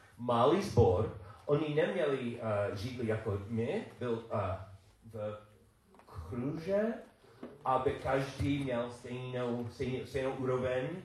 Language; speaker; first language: Czech; non-native, learner; English